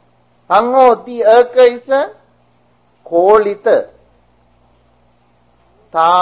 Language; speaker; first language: Chinese; non-native, fluent; Sinhala